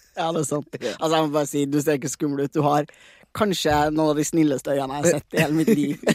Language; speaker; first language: Norwegian; native; Norwegian